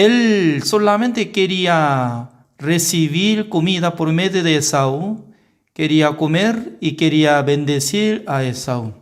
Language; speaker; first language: Spanish; non-native, learner; Korean